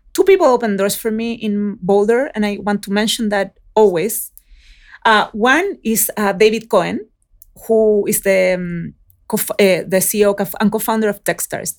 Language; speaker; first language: English; early bilingual, other home language; Spanish